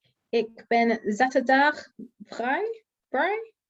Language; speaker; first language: Dutch; non-native, learner; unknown